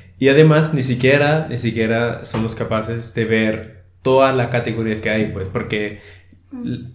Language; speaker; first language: Spanish; non-native, fluent; German